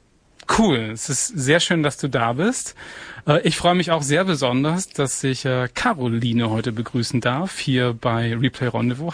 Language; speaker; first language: German; native; German